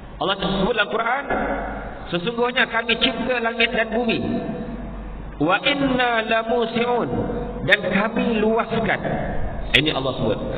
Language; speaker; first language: Malay; native; Malay